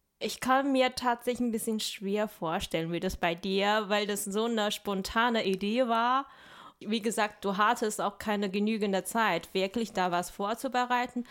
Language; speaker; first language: German; non-native, fluent; Chinese